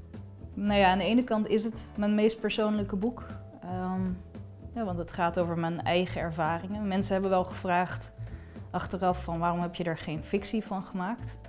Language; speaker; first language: Dutch; native; Dutch